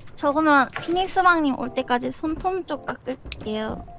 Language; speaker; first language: Korean; non-native, fluent; English